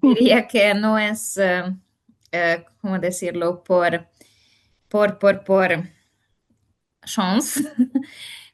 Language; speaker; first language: Spanish; non-native, fluent; Hungarian